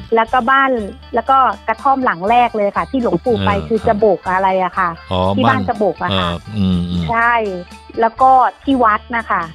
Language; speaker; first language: Thai; native; Thai